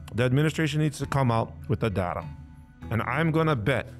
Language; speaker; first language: English; native; English